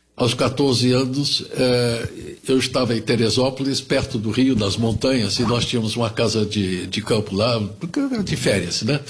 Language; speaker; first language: Portuguese; early bilingual, other home language; German